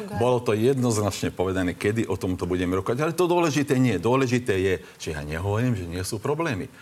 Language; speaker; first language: Slovak; non-native, local second language; Hungarian